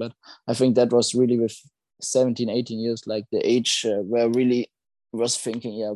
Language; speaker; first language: English; non-native, fluent; German